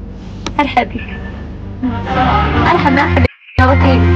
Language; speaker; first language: Arabic; native; Arabic